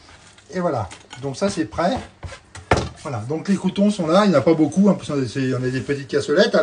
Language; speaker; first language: French; native; French